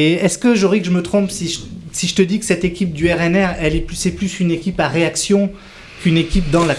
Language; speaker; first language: French; native; French